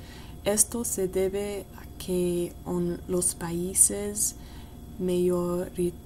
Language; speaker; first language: Spanish; non-native, learner; English